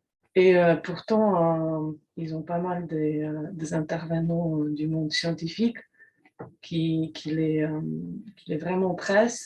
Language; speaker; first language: French; non-native, fluent; Polish